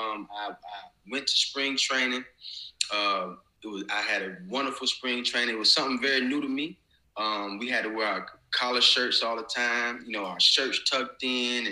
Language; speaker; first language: English; native; English